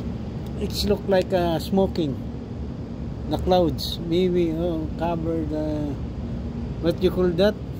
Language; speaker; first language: English; non-native, local second language; Filipino